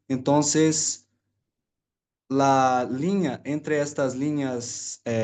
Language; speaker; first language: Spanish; non-native, learner; Portuguese